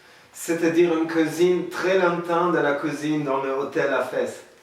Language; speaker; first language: French; non-native, learner; German